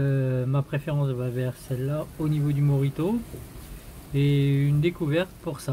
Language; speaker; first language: French; native; French